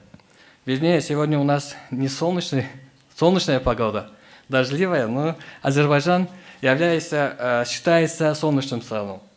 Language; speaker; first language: Russian; non-native, local second language; Azerbaijani